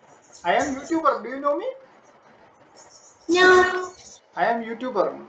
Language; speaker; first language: English; non-native, local second language; Malayalam